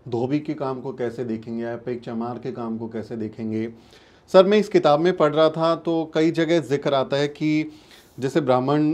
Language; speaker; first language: Hindi; native; Hindi